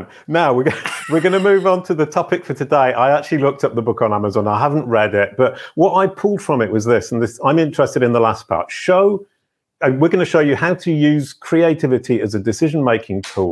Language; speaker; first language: English; native; English